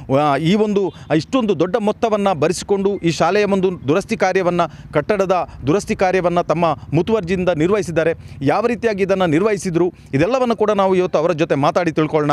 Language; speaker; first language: Kannada; native; Kannada